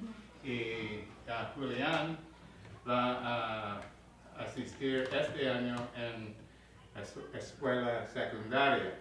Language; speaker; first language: Spanish; non-native, learner; English